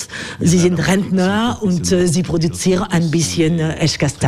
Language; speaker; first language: German; non-native, learner; French